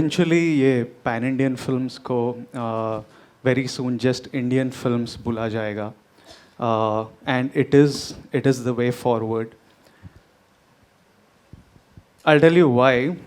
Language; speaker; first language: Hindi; non-native, local second language; Telugu